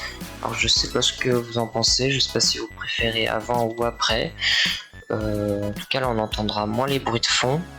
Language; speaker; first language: French; native; French